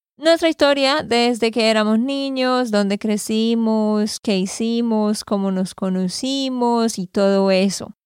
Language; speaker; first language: Spanish; native; Spanish